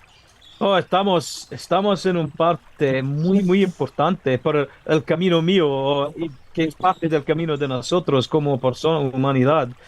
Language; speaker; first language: Spanish; non-native, learner; English